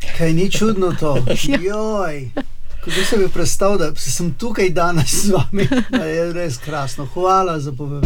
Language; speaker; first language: Slovenian; early bilingual, other home language; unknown